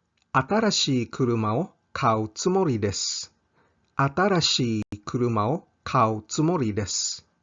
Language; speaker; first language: Japanese; non-native, fluent; English